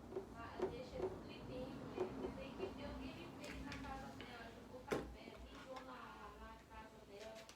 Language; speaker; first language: Portuguese; native; Portuguese